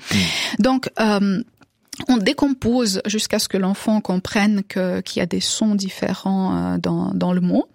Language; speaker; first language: French; non-native, fluent; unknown